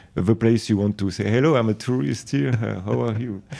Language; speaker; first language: English; non-native, fluent; French